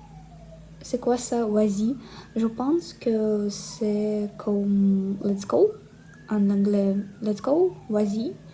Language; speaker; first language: French; non-native, learner; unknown